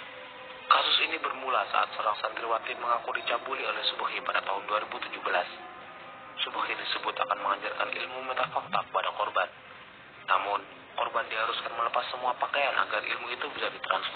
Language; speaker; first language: Indonesian; native; Indonesian